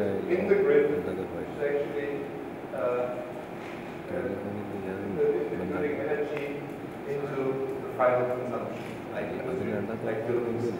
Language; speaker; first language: English; non-native, fluent; German